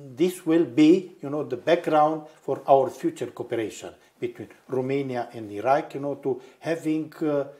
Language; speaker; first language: English; non-native, fluent; Romanian